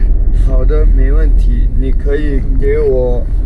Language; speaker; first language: Chinese; non-native, local second language; Tibetan